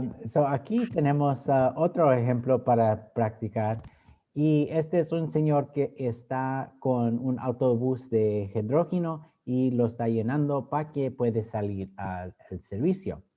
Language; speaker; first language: Spanish; early bilingual, other home language; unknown